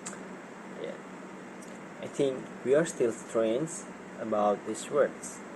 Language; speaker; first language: English; non-native, learner; Indonesian